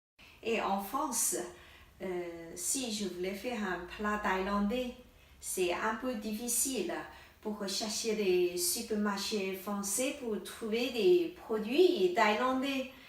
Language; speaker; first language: French; non-native, learner; Thai